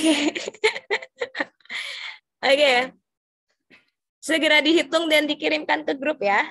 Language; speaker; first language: Indonesian; native; Indonesian